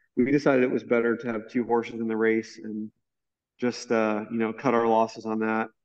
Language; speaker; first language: English; native; English